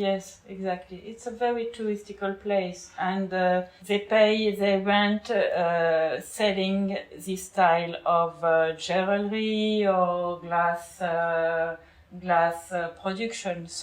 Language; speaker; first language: English; non-native, learner; French